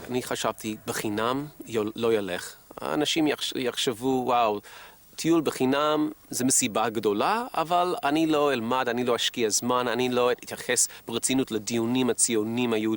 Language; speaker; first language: Hebrew; non-native, fluent; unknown